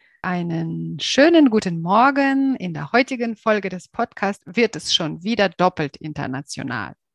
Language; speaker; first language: German; native; German